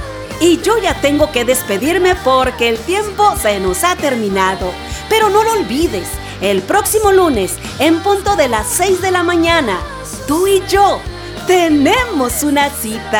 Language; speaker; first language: Spanish; native; Spanish